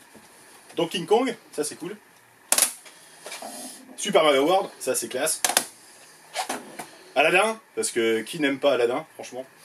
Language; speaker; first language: French; native; French